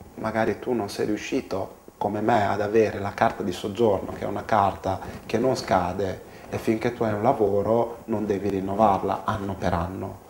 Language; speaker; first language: Italian; early bilingual, other home language; Portuguese